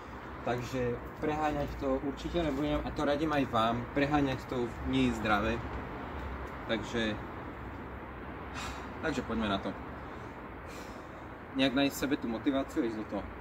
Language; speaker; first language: Slovak; native; Slovak